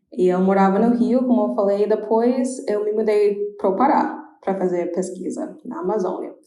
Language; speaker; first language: Portuguese; non-native, fluent; English